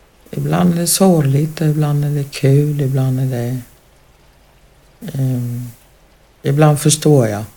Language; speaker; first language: Swedish; non-native, fluent; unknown